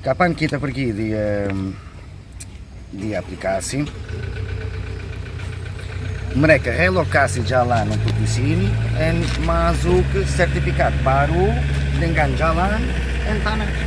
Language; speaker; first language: Indonesian; non-native, learner; English